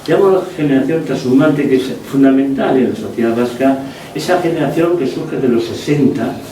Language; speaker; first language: Spanish; non-native, local second language; Basque